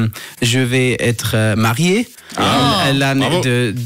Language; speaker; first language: French; non-native, local second language; German